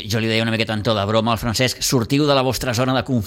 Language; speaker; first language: Catalan; native; Catalan